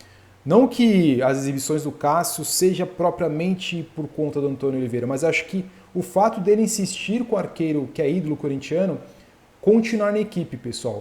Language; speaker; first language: Portuguese; native; Portuguese